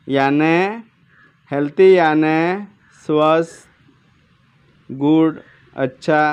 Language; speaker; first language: Hindi; non-native, local second language; Gujarati